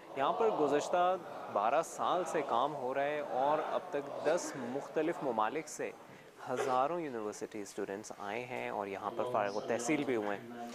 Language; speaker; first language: Urdu; native; Urdu